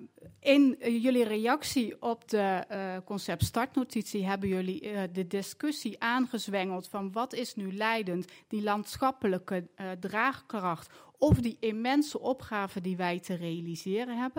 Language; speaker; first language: Dutch; native; Dutch